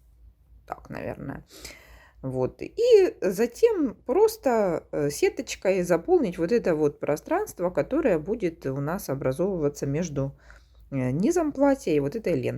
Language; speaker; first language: Russian; native; Russian